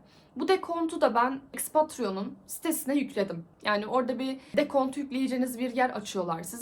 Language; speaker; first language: Turkish; native; Turkish